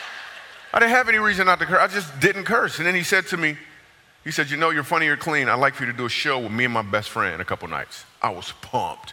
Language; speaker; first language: English; native; English